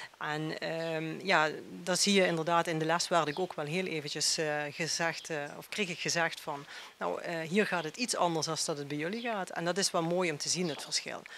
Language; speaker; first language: Dutch; native; Dutch